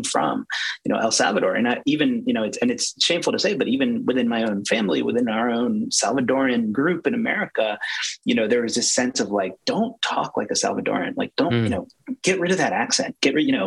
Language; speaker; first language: English; native; English